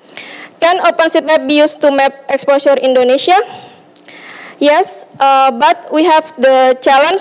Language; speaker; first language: English; non-native, learner; Indonesian